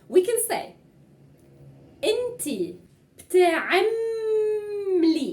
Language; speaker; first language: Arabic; native; Arabic